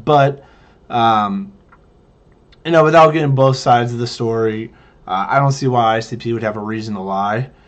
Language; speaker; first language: English; native; English